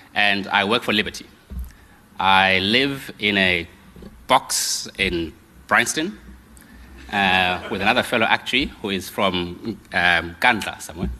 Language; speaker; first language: English; non-native, local second language; Xhosa